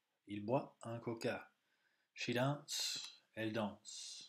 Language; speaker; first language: French; non-native, fluent; English